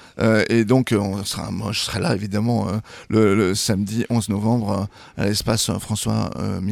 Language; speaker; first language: French; native; French